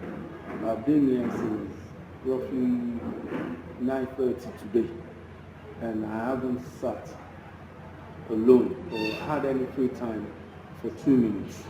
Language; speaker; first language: English; non-native, local second language; Yoruba